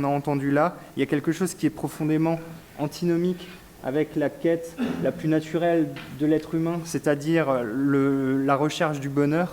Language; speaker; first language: French; native; French